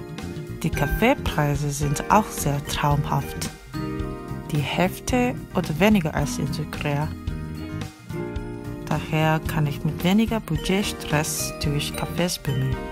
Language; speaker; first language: German; non-native, fluent; Korean